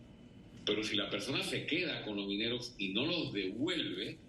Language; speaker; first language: Spanish; native; Spanish